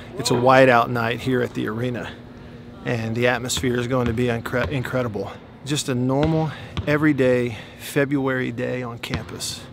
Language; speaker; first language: English; native; English